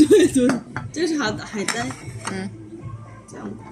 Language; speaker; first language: Chinese; non-native, fluent; Korean